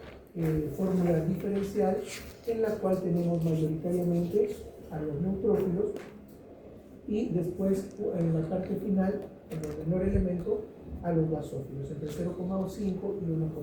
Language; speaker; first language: Spanish; native; Spanish